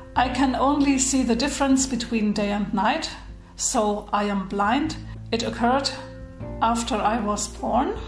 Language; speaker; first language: English; non-native, fluent; German